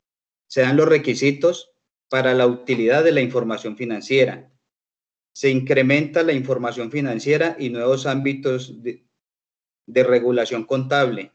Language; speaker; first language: Spanish; native; Spanish